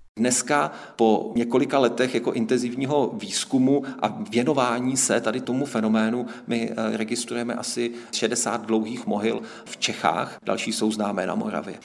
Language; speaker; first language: Czech; native; Czech